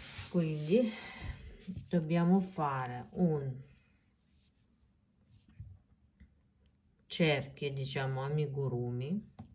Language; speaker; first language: Italian; non-native, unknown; Ukrainian